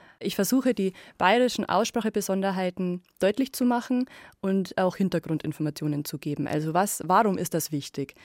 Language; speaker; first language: German; native; German